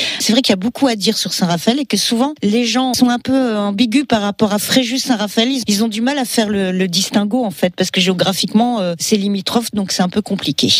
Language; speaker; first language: French; native; French